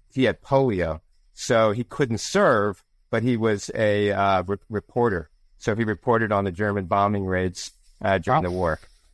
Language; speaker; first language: English; native; English